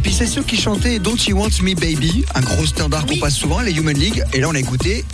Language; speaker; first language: French; native; French